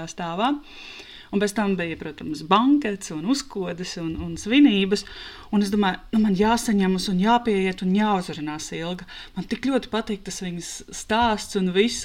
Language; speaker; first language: Latvian; native; Latvian